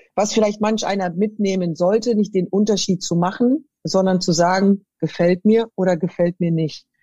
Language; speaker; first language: German; native; German